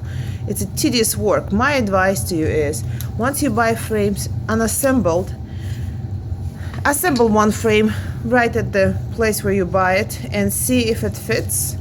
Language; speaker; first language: English; non-native, fluent; Russian